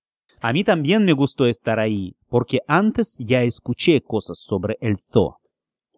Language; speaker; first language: Spanish; non-native, fluent; Russian